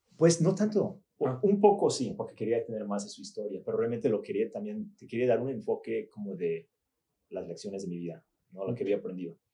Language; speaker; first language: Spanish; early bilingual, other home language; English